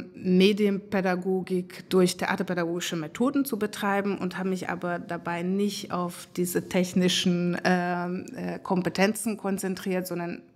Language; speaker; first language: German; non-native, fluent; Hungarian